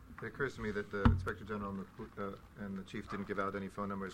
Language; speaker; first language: English; native; English